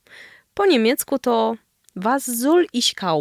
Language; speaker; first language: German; non-native, fluent; Polish